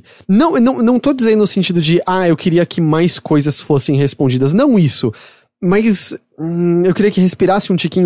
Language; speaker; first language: Portuguese; native; Portuguese